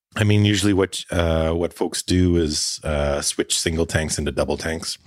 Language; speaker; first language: English; native; English